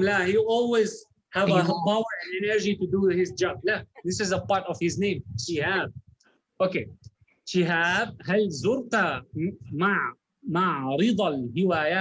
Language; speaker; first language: English; non-native, learner; Arabic